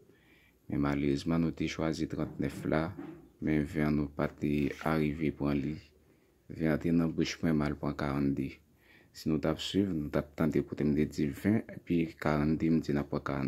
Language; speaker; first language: French; non-native, learner; Haitian Creole